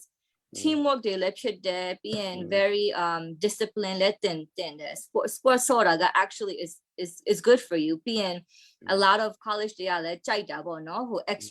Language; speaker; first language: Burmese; non-native, local second language; Hakha Chin